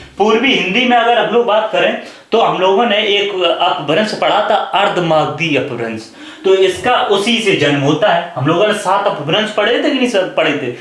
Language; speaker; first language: Hindi; native; Hindi